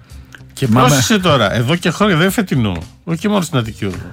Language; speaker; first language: Greek; native; Greek